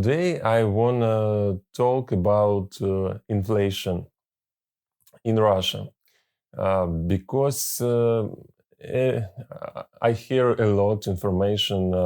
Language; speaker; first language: English; non-native, learner; Russian